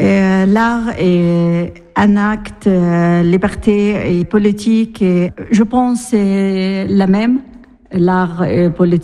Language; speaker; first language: French; non-native, learner; Arabic